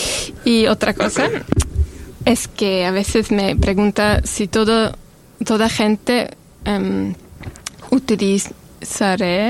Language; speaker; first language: Spanish; non-native, learner; Italian